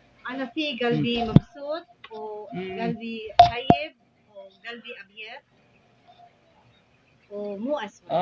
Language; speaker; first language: Arabic; non-native, learner; Filipino